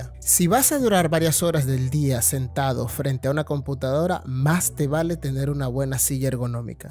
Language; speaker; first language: Spanish; native; Spanish